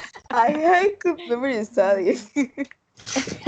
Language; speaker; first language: English; non-native, learner; Spanish